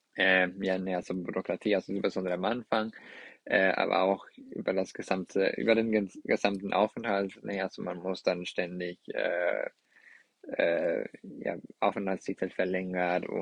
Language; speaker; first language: German; non-native, fluent; Spanish